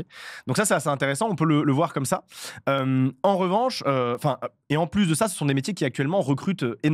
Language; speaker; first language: French; native; French